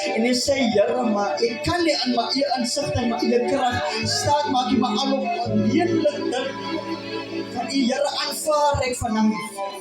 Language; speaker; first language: Afrikaans; non-native, local second language; English